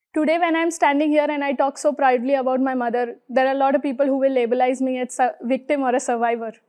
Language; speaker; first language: English; non-native, local second language; Hindi